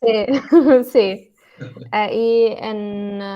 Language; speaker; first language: Spanish; non-native, learner; Arabic